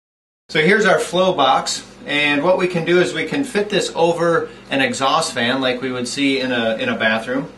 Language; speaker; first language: English; native; English